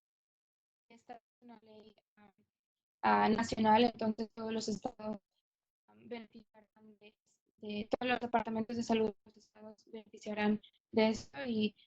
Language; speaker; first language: Spanish; non-native, fluent; English